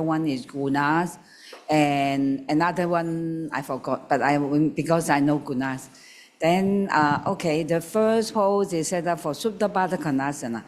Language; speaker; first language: English; non-native, learner; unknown